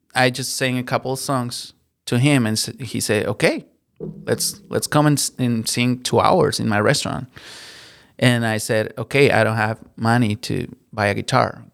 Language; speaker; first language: English; non-native, learner; Spanish